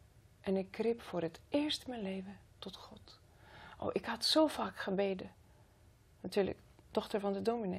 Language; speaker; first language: Dutch; non-native, fluent; Greek